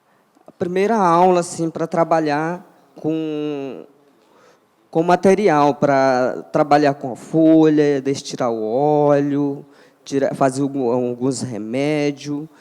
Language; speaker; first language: Portuguese; non-native, local second language; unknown